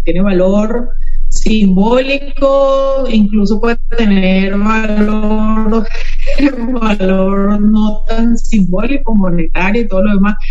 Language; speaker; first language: Spanish; native; Spanish